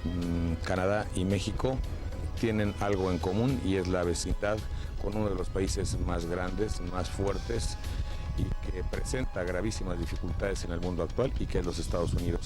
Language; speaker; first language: Spanish; native; Spanish